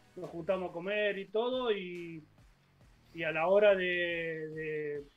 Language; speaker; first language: Spanish; native; Spanish